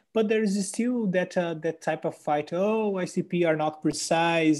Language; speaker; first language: English; non-native, fluent; Portuguese